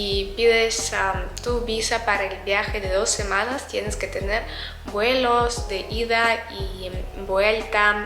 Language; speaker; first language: Spanish; non-native, fluent; Russian